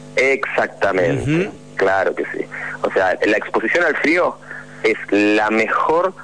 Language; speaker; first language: Spanish; native; Spanish